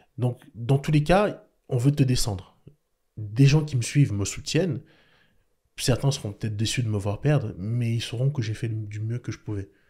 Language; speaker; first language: French; early bilingual, other home language; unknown